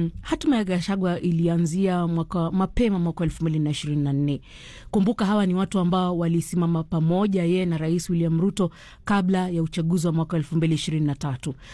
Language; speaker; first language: Swahili; native; Swahili